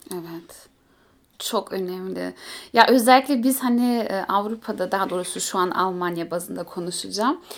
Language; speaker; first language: Turkish; early bilingual, heritage; Turkish